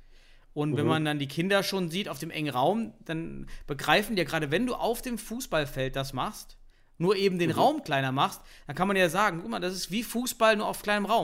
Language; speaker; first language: German; native; German